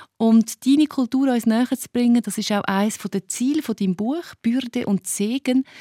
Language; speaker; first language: German; native; German